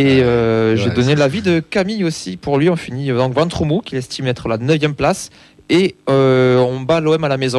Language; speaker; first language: French; native; French